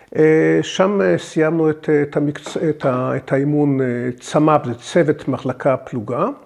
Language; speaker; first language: Hebrew; early bilingual, other home language; English